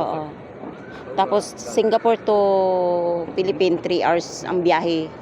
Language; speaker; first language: Filipino; non-native, local second language; Cebuano